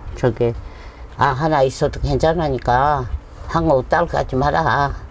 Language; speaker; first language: Korean; non-native, fluent; Japanese